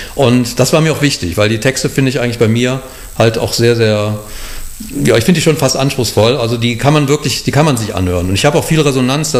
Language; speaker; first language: German; native; German